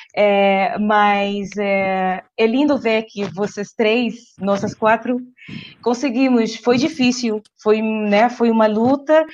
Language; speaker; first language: Portuguese; non-native, fluent; French